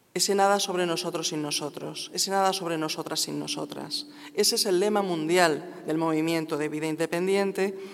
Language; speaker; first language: Spanish; non-native, local second language; Catalan